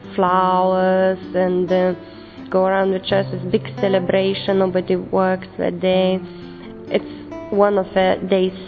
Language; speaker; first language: English; non-native, learner; Lithuanian